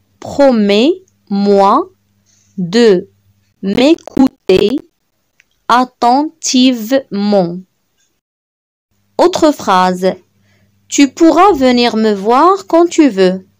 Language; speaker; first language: French; non-native, local second language; Arabic